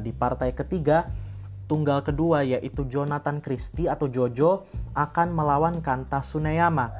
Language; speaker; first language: Indonesian; native; Indonesian